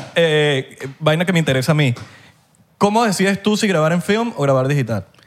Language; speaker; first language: Spanish; native; Spanish